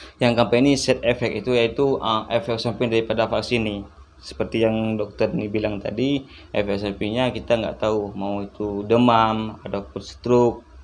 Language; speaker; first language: Malay; native; Malay